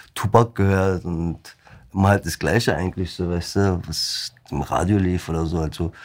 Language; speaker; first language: German; early bilingual, other home language; Turkish